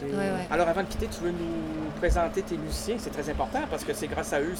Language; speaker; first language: French; native; French